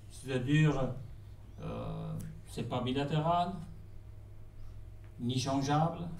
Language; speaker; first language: French; non-native, fluent; Persian